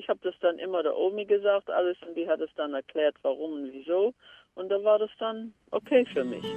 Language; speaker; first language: German; early bilingual, heritage; German